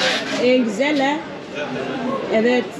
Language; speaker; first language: Turkish; non-native, learner; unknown